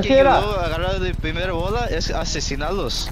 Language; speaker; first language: Spanish; early bilingual, heritage; English